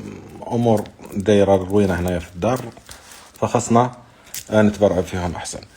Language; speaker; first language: Arabic; native; Arabic